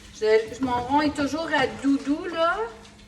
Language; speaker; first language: French; native; French